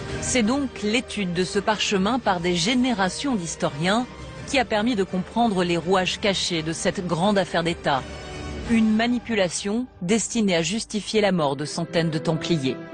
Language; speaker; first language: French; native; French